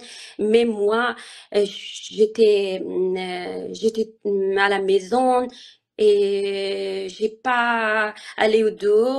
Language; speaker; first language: French; non-native, learner; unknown